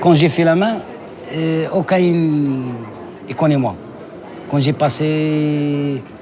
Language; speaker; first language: French; non-native, learner; Arabic